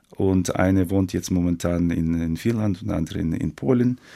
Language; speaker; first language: German; non-native, fluent; Ukrainian